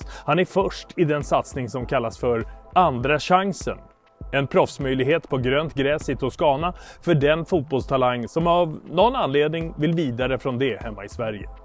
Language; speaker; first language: Swedish; native; Swedish